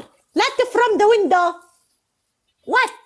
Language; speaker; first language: English; non-native, learner; Arabic